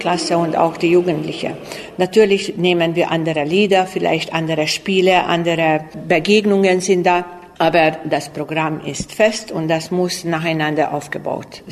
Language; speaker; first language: German; non-native, local second language; Hungarian